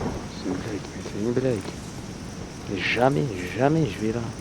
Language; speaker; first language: French; native; French